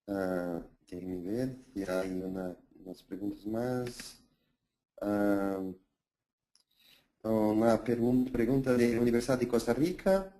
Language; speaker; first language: Spanish; non-native, fluent; Portuguese